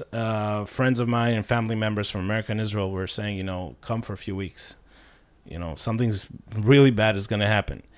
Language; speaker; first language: English; non-native, fluent; Russian